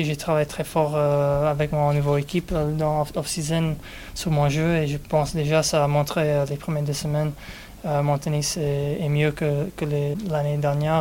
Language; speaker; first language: French; non-native, learner; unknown